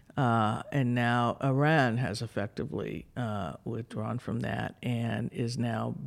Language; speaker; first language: English; native; English